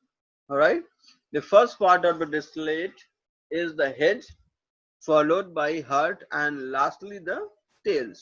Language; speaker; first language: English; non-native, local second language; Hindi